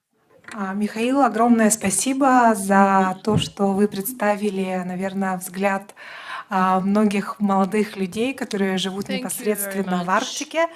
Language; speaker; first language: Russian; native; Russian